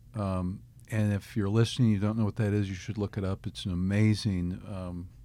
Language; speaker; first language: English; native; English